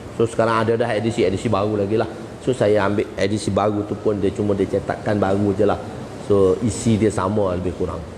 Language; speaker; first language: Malay; native; Malay